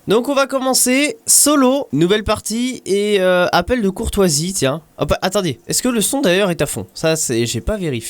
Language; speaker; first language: French; native; French